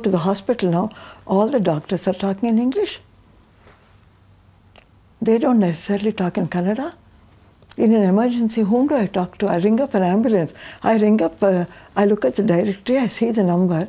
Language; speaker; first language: English; non-native, local second language; Tamil